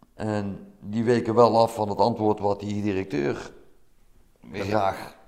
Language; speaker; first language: Dutch; native; Dutch